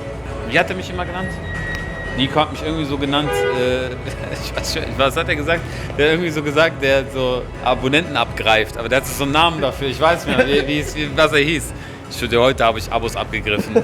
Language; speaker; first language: German; native; German